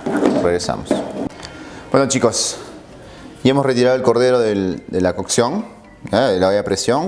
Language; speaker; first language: Spanish; native; Spanish